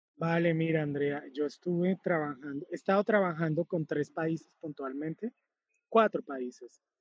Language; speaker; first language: Spanish; native; Spanish